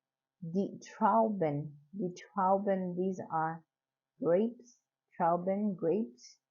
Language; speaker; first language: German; non-native, learner; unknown